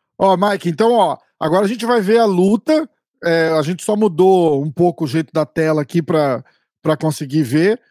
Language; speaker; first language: Portuguese; native; Portuguese